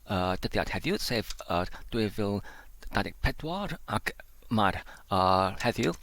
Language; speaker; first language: Welsh; non-native, learner; English